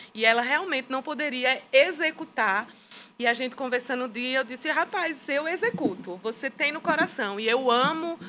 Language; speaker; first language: Portuguese; native; Portuguese